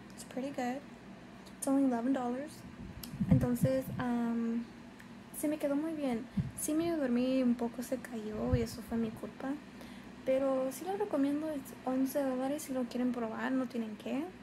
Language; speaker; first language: Spanish; early bilingual, heritage; Spanish